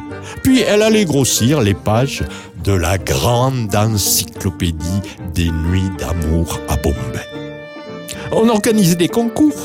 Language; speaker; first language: French; native; French